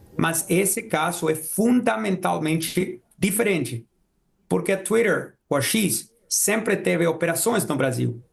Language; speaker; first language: Portuguese; non-native, fluent; Spanish